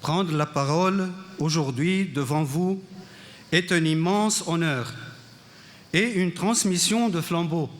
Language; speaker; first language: French; non-native, local second language; Arabic